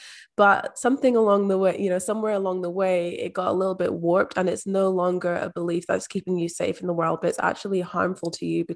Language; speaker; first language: English; native; English